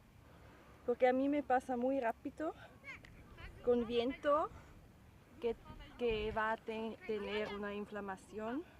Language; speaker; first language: Spanish; non-native, learner; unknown